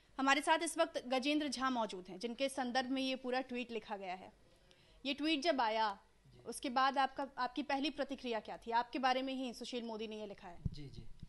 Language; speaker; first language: Hindi; native; Hindi